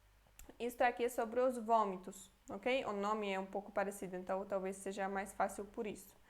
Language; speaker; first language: Portuguese; non-native, fluent; Polish